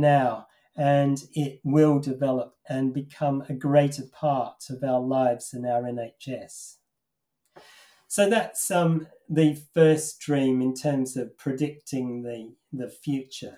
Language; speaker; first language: English; native; English